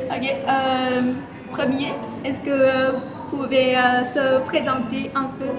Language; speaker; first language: French; non-native, learner; Vietnamese